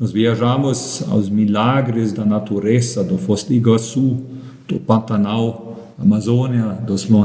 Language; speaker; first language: Portuguese; non-native, fluent; German